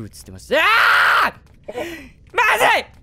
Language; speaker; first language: Japanese; native; Japanese